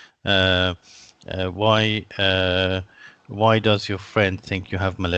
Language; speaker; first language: English; non-native, fluent; Persian